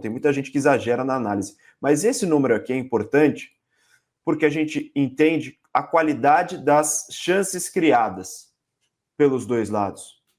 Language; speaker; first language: Portuguese; native; Portuguese